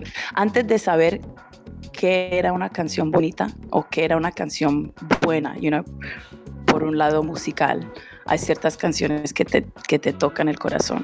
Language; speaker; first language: Spanish; early bilingual, heritage; Spanish